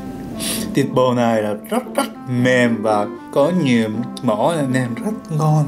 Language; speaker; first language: Vietnamese; non-native, learner; Japanese